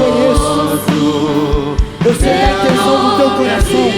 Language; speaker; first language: Portuguese; native; Portuguese